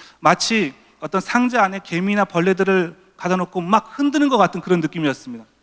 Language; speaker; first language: Korean; native; Korean